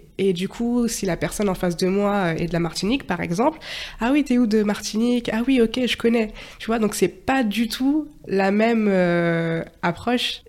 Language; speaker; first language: French; native; French